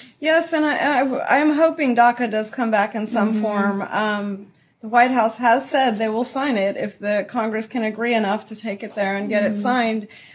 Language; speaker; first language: English; early bilingual, other home language; Spanish